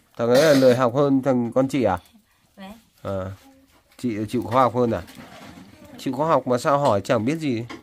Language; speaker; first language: Vietnamese; native; Vietnamese